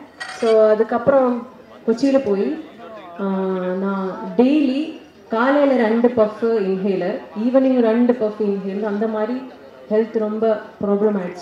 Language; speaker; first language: Tamil; non-native, learner; Malayalam